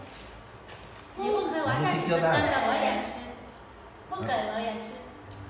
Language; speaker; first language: Chinese; non-native, fluent; Vietnamese